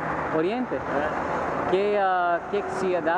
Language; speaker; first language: Spanish; non-native, learner; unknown